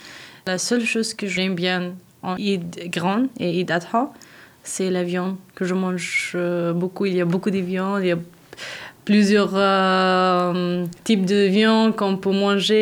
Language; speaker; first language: French; non-native, learner; Persian